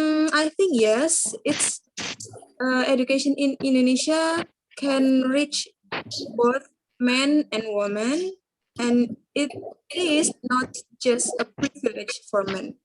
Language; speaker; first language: English; non-native, learner; Indonesian